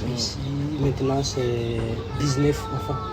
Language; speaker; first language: French; non-native, local second language; Malagasy